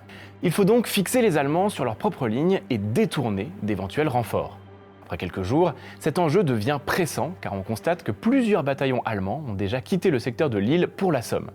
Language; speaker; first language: French; native; French